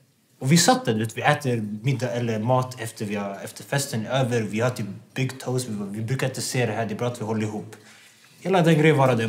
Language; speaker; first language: Swedish; non-native, local second language; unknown